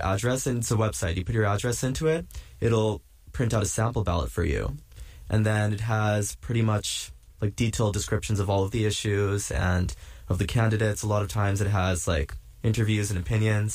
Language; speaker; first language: English; native; English